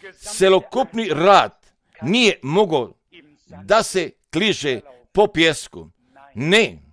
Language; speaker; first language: Serbian; non-native, fluent; German